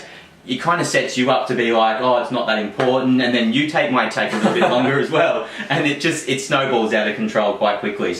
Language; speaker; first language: English; native; English